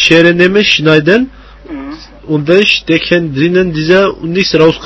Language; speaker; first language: German; non-native, learner; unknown